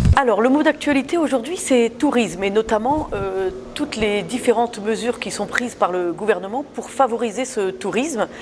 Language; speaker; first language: French; native; French